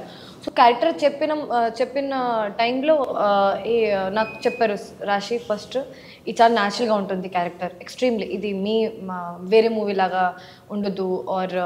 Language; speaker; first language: Telugu; non-native, learner; Hindi